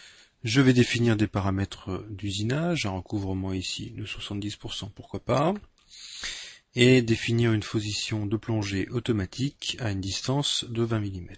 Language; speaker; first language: French; native; French